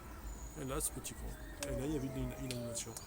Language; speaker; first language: French; native; French